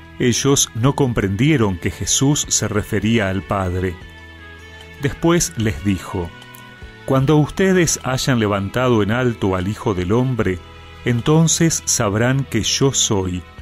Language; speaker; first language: Spanish; native; Spanish